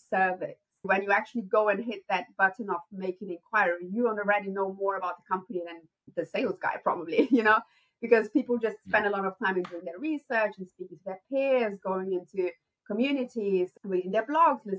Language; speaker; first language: English; non-native, fluent; Portuguese